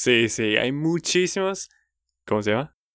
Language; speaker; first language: Spanish; non-native, learner; English